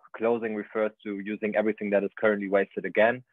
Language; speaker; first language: English; non-native, fluent; German